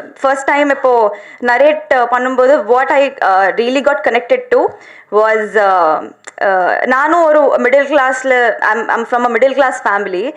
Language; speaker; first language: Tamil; non-native, learner; Telugu